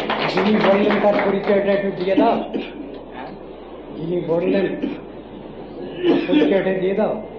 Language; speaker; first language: Bangla; native; Bangla